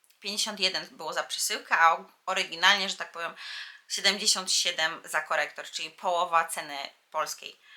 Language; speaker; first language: Polish; native; Polish